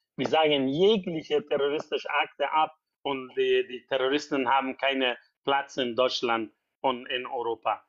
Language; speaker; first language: German; non-native, learner; Persian